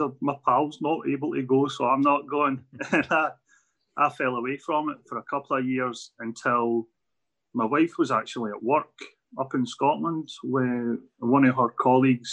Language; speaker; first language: English; native; English